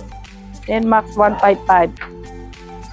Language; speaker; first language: English; non-native, local second language; Filipino